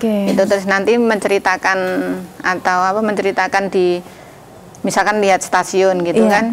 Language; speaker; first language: Indonesian; native; Indonesian